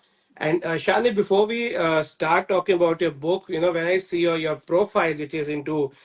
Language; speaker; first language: English; non-native, local second language; Hindi